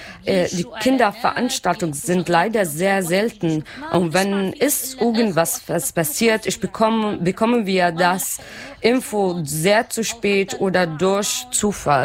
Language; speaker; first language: German; non-native, learner; Arabic